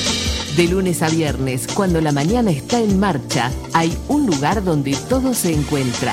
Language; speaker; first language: Spanish; native; Spanish